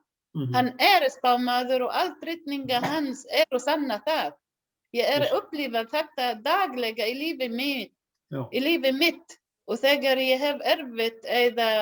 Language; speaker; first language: Icelandic; non-native, learner; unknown